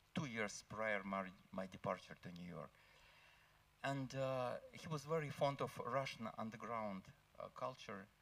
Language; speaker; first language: English; non-native, fluent; Russian